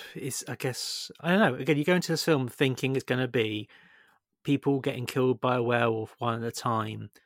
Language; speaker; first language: English; native; English